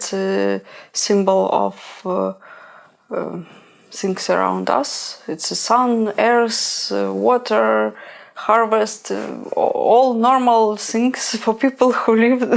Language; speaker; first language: English; non-native, learner; Ukrainian